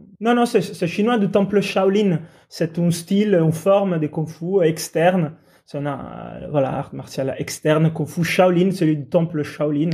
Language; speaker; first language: French; non-native, fluent; Italian